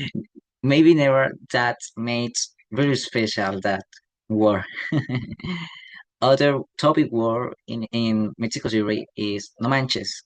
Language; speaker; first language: English; non-native, learner; Spanish